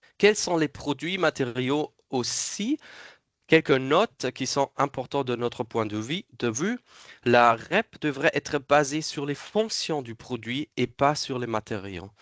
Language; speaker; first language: French; non-native, fluent; German